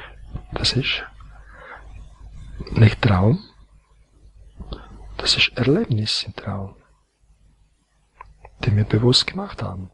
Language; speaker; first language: German; non-native, fluent; Croatian